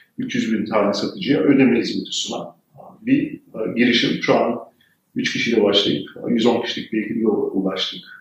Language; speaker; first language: Turkish; early bilingual, heritage; Turkish